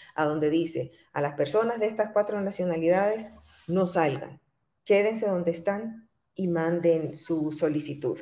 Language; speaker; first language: Spanish; native; Spanish